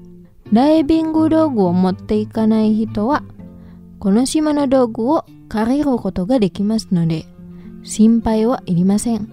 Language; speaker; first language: Japanese; non-native, fluent; Indonesian